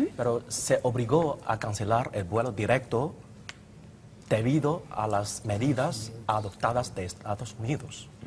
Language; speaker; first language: Spanish; non-native, fluent; Chinese